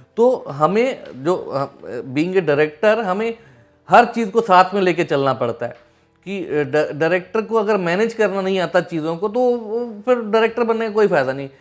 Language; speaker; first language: Hindi; native; Hindi